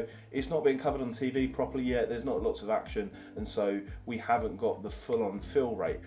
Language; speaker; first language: English; native; English